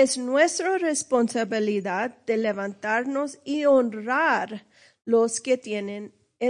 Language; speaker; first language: Spanish; early bilingual, heritage; English